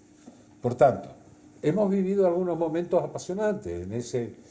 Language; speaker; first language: Spanish; native; Spanish